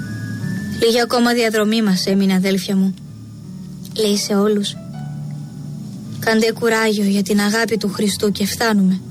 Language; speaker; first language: Greek; native; Greek